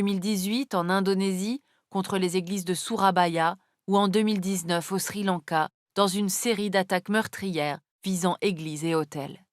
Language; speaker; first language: French; native; French